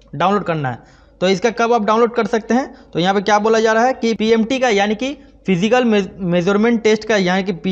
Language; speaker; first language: Hindi; non-native, local second language; Bangla